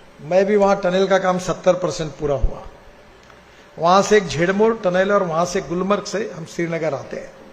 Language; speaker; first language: Hindi; non-native, local second language; Marathi